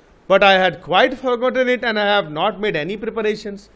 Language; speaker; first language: English; non-native, local second language; Bangla